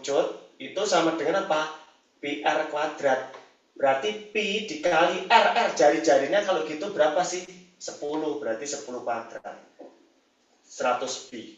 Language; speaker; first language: Indonesian; native; Indonesian